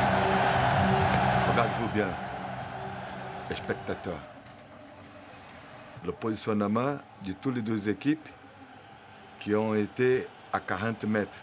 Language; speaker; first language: French; non-native, fluent; Portuguese